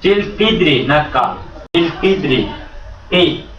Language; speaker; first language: Arabic; non-native, fluent; Turkish